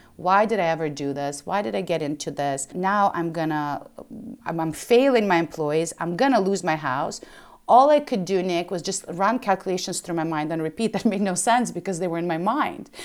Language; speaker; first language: English; early bilingual, other home language; Ukrainian